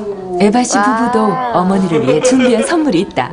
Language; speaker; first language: Korean; native; Korean